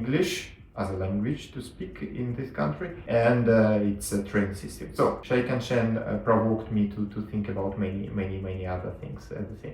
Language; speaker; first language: English; non-native, fluent; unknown